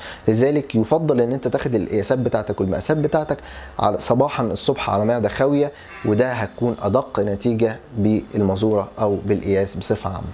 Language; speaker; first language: Arabic; native; Arabic